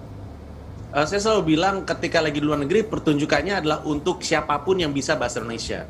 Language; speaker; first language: Indonesian; native; Indonesian